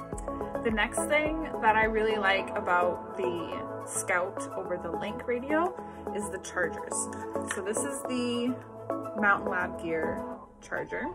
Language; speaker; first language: English; native; English